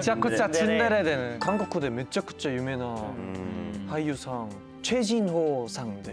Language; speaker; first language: Japanese; non-native, fluent; Korean